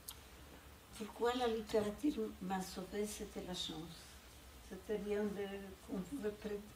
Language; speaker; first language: French; non-native, fluent; Polish